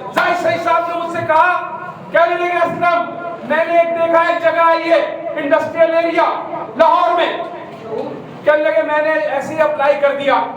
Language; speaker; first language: Urdu; native; Urdu